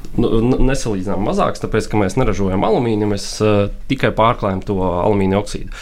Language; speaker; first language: Latvian; non-native, local second language; Russian